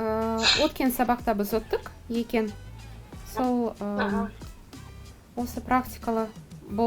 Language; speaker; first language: Kazakh; non-native, local second language; Russian